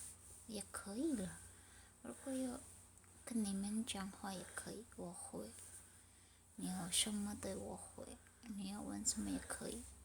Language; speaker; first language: Chinese; non-native, learner; Indonesian